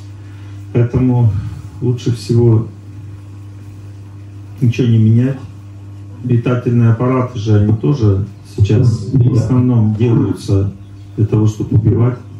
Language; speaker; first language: Russian; native; Russian